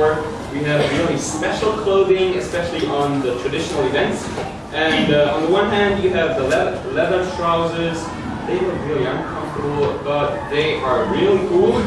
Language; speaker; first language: English; non-native, fluent; German